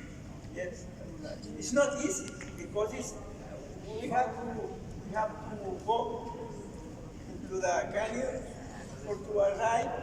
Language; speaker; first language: English; non-native, learner; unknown